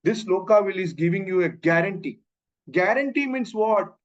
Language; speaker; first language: English; non-native, local second language; Malayalam